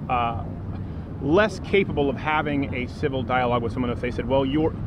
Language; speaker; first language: English; native; English